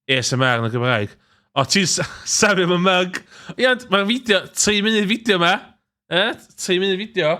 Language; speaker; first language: Welsh; native; Welsh